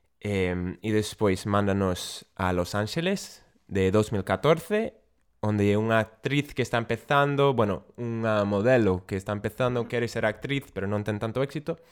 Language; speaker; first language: Galician; non-native, fluent; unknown